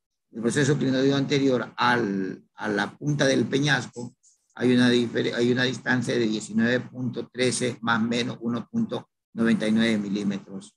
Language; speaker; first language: Spanish; native; Spanish